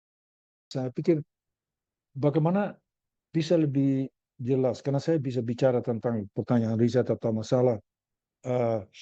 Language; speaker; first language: Indonesian; non-native, learner; Dutch